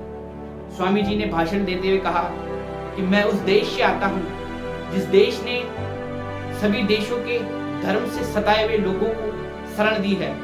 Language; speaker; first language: Hindi; native; Hindi